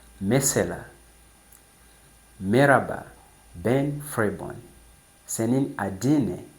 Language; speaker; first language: Turkish; non-native, fluent; English